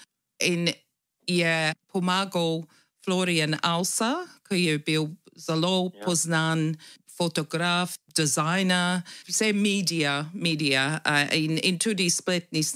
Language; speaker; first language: Slovenian; early bilingual, heritage; English